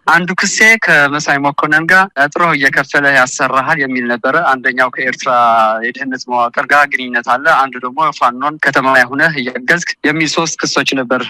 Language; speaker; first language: Amharic; non-native, local second language; Tigrinya